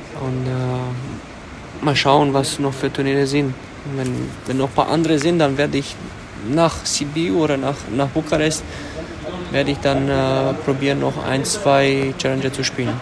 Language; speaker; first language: German; early bilingual, other home language; Romanian